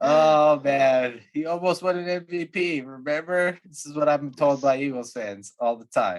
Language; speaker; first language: English; native; English